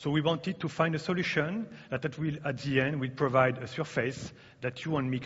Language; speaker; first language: English; non-native, fluent; French